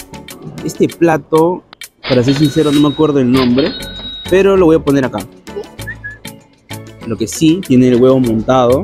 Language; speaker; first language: Spanish; native; Spanish